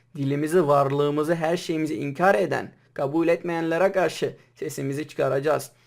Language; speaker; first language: Turkish; non-native, local second language; Kurdish